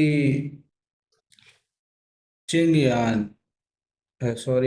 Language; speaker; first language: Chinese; non-native, learner; Urdu